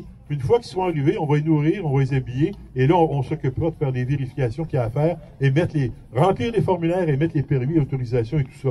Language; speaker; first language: French; native; French